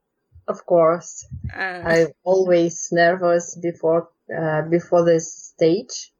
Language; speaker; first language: English; non-native, learner; Russian